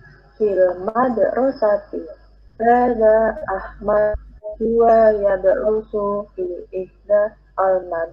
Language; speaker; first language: Arabic; non-native, learner; Indonesian